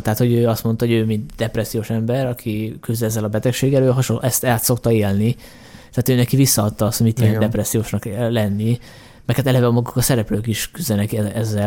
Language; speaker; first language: Hungarian; native; Hungarian